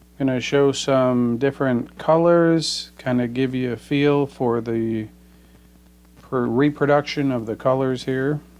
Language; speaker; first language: English; native; English